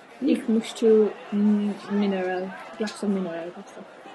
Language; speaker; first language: German; non-native, learner; English